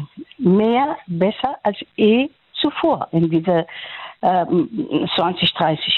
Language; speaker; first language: German; non-native, fluent; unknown